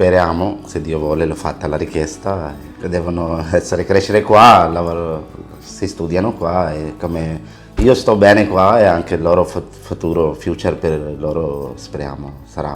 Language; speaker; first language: Italian; non-native, learner; Punjabi